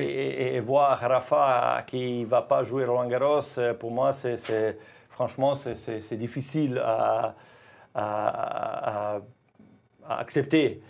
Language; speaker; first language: French; non-native, fluent; Croatian